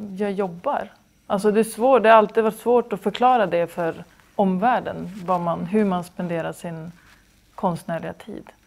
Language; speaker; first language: Swedish; native; Swedish